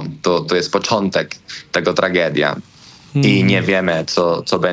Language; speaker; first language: Polish; non-native, learner; Spanish